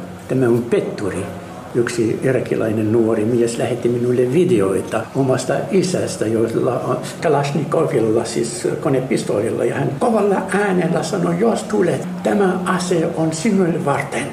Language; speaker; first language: Finnish; non-native, fluent; Arabic